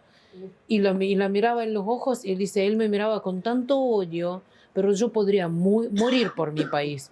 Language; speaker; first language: Spanish; non-native, fluent; Ukrainian